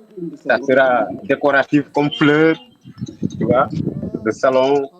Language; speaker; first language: French; non-native, local second language; Wolof